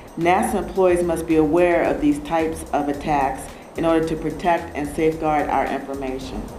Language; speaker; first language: English; native; English